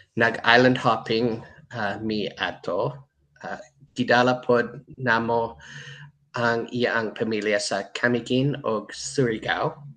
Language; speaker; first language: Cebuano; non-native, learner; English